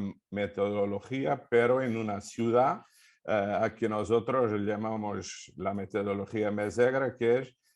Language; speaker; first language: Spanish; non-native, fluent; Portuguese